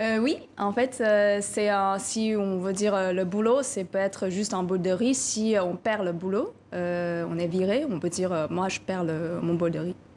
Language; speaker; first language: French; non-native, learner; Chinese